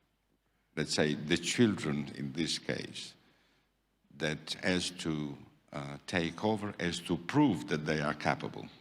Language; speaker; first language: English; non-native, fluent; Italian